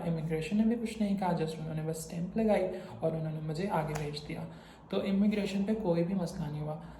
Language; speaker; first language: Urdu; non-native, local second language; Saraiki